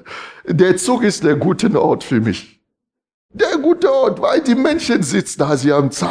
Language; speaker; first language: German; non-native, fluent; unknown